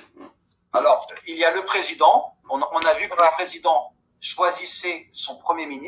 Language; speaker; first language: French; native; French